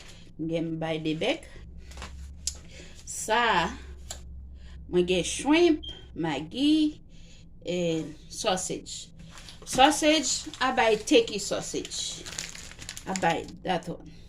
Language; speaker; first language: English; non-native, learner; Haitian Creole